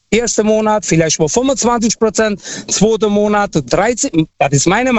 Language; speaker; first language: German; non-native, fluent; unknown